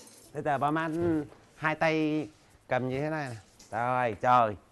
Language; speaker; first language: Vietnamese; native; Vietnamese